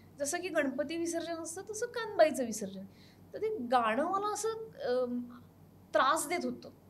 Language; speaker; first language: Marathi; native; Marathi